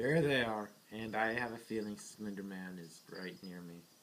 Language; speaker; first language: English; native; English